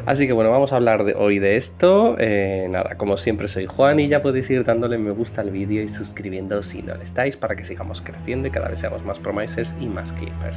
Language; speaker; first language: Spanish; native; Spanish